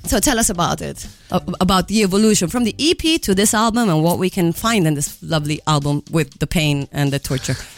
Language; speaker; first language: English; non-native, fluent; Italian